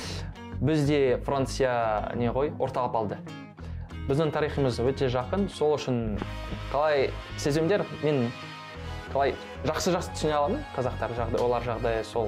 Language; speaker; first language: Kazakh; non-native, learner; French